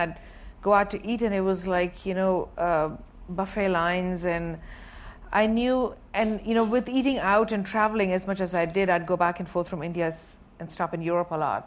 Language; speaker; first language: English; non-native, local second language; Sindhi